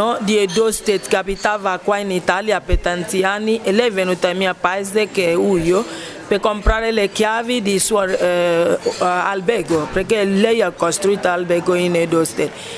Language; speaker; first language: Italian; non-native, fluent; Ibibio